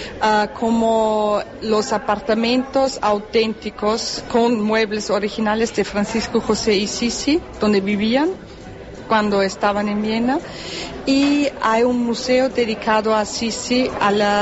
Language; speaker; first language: Spanish; non-native, fluent; German